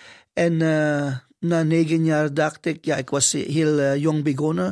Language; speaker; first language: Dutch; non-native, fluent; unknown